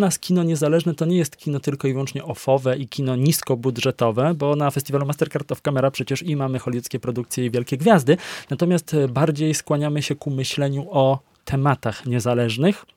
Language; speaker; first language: Polish; native; Polish